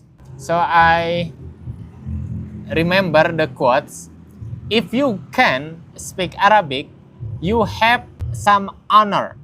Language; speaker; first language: English; non-native, learner; Indonesian